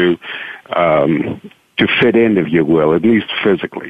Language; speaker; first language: English; non-native, fluent; Greek